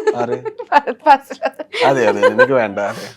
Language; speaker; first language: Malayalam; non-native, learner; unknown